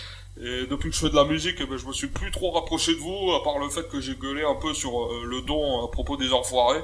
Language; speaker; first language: French; native; French